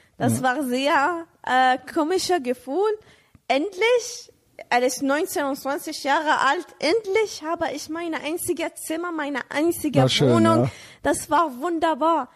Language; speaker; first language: German; non-native, learner; Arabic